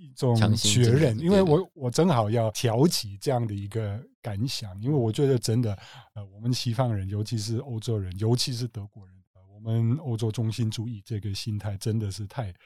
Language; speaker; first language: Chinese; non-native, fluent; German